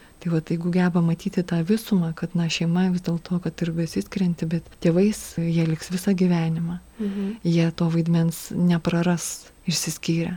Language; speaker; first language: Lithuanian; native; Lithuanian